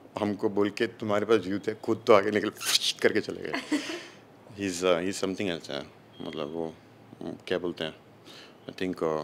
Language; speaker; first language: Hindi; native; Hindi